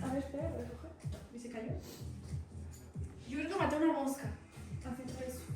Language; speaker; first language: Spanish; early bilingual, other home language; Portuguese